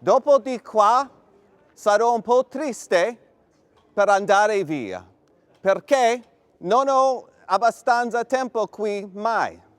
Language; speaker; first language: Italian; non-native, fluent; English